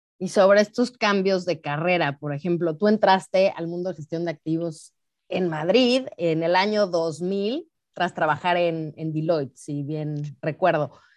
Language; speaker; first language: Spanish; native; Spanish